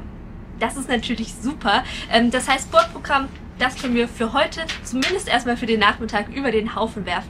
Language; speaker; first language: German; native; German